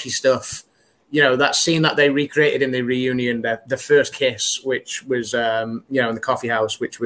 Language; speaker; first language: English; native; English